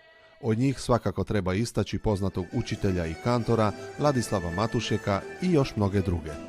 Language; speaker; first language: Bosnian; native; Bosnian